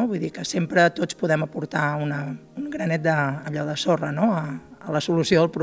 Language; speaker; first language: Catalan; native; Catalan